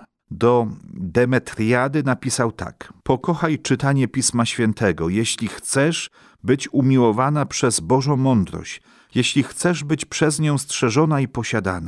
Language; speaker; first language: Polish; native; Polish